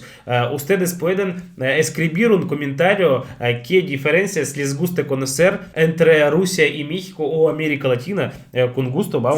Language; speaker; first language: Spanish; non-native, fluent; Russian